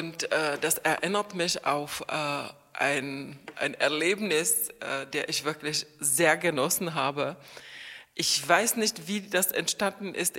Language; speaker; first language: German; non-native, fluent; Czech